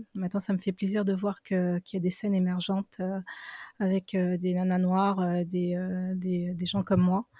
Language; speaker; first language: French; early bilingual, other home language; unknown